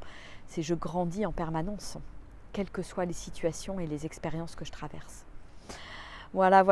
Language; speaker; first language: French; native; French